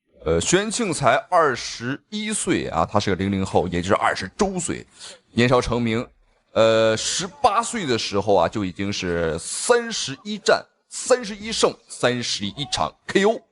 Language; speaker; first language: Chinese; native; Chinese